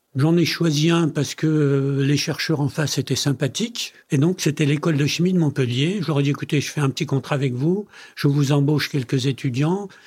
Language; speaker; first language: French; native; French